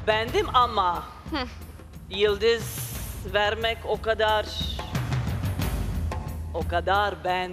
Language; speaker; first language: Turkish; non-native, fluent; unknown